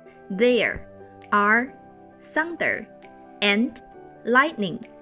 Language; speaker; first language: English; non-native, fluent; Chinese